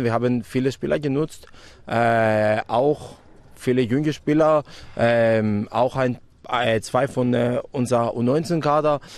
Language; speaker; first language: German; non-native, fluent; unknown